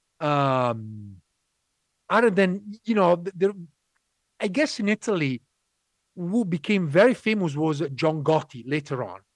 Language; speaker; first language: English; non-native, fluent; Italian